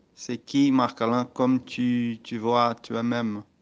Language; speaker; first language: French; non-native, learner; Portuguese